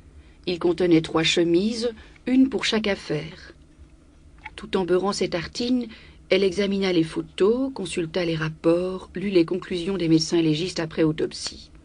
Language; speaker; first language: French; native; French